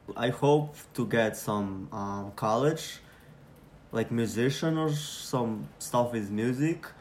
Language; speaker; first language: English; non-native, learner; Ukrainian